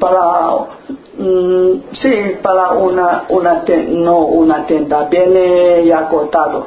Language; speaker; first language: Spanish; non-native, learner; Chinese